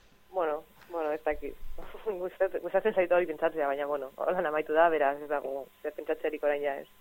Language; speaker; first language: Basque; non-native, local second language; Spanish